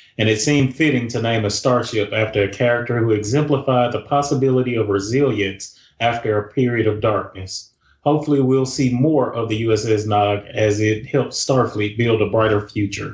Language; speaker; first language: English; native; English